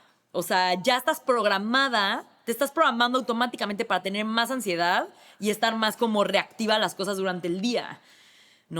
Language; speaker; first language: Spanish; native; Spanish